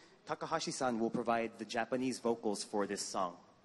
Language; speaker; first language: English; native; English